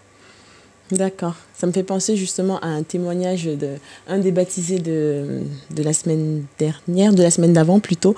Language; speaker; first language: French; native; French